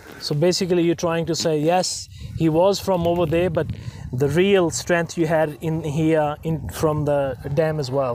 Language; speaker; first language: English; non-native, local second language; Urdu